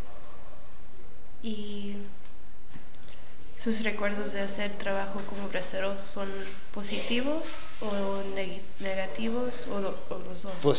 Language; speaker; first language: Spanish; early bilingual, other home language; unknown